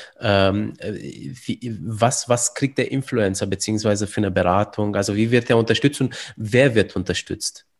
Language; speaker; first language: German; early bilingual, other home language; Romanian